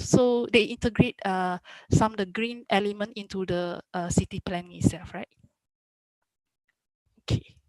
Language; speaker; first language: English; non-native, local second language; Malay